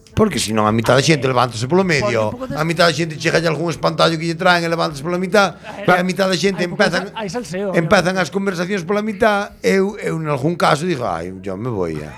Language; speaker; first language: Galician; native; Galician